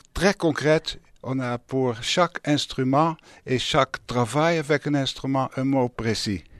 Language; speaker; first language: French; native; French